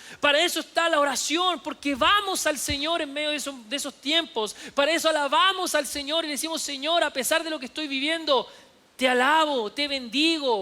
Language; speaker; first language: Spanish; native; Spanish